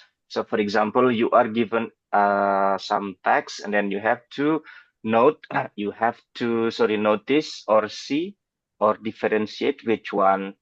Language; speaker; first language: English; non-native, fluent; Indonesian